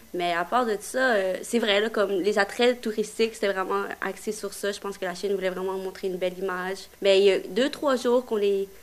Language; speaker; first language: French; native; French